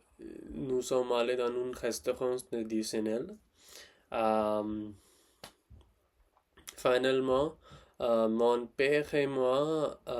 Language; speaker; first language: French; non-native, learner; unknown